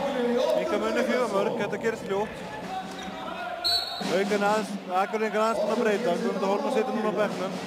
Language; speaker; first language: Icelandic; native; Icelandic